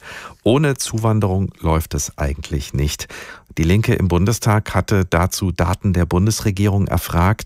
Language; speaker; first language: German; native; German